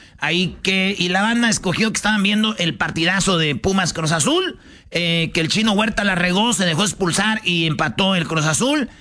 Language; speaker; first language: Spanish; native; Spanish